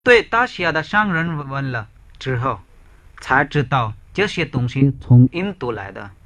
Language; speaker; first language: Chinese; non-native, fluent; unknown